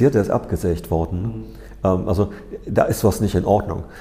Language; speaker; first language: German; native; German